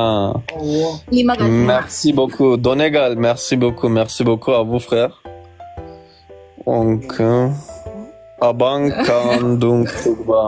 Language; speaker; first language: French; non-native, learner; Turkish